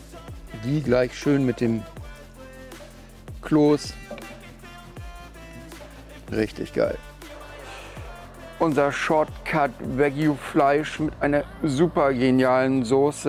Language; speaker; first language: German; native; German